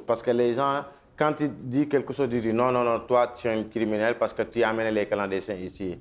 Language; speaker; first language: French; non-native, learner; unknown